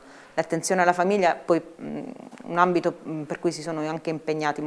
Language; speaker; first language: Italian; native; Italian